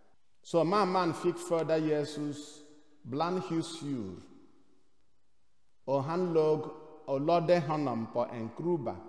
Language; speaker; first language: Swedish; non-native, fluent; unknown